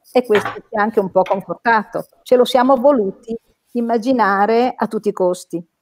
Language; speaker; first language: Italian; native; Italian